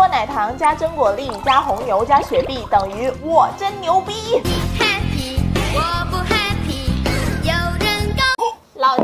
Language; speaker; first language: Chinese; native; Chinese